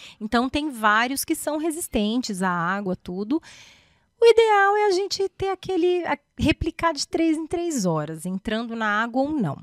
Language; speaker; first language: Portuguese; native; Portuguese